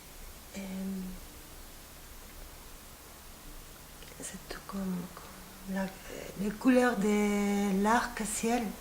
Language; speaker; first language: French; non-native, fluent; Spanish